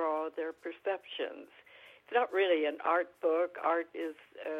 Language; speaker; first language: English; native; English